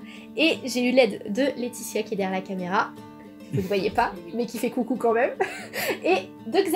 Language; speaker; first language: French; native; French